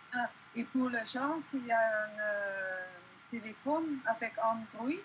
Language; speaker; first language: French; non-native, fluent; Dutch